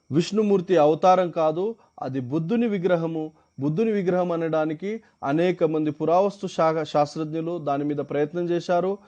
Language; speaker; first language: Telugu; non-native, local second language; Marathi